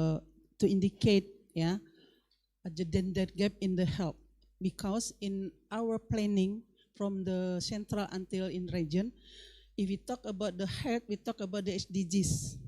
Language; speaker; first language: English; non-native, learner; Indonesian